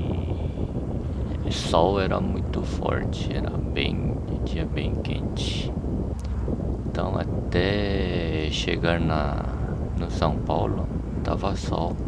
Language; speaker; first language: Portuguese; non-native, fluent; Korean